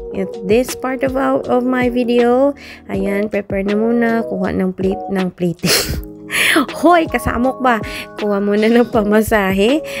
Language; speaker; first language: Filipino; non-native, local second language; Cebuano